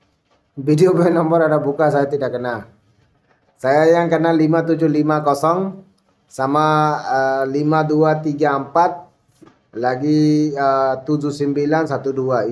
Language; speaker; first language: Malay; non-native, fluent; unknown